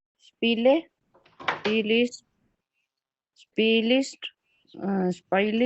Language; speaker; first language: German; non-native, learner; Urdu